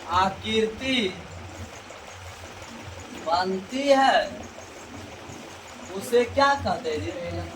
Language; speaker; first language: Hindi; native; Hindi